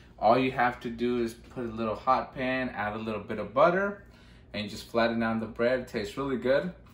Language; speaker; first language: English; early bilingual, other home language; Spanish